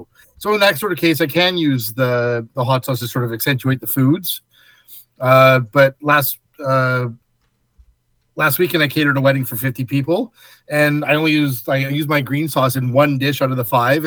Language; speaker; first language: English; native; English